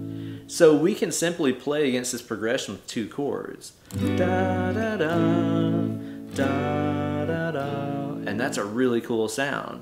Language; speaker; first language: English; native; English